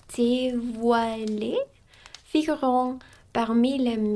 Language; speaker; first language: French; non-native, learner; English